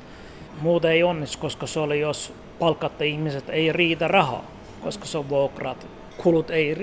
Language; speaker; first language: Finnish; non-native, learner; Turkish